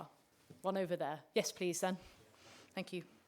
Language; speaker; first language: English; native; English